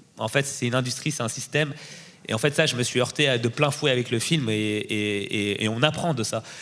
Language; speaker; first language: French; early bilingual, other home language; Tamil